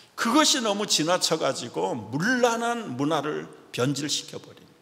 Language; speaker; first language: Korean; native; Korean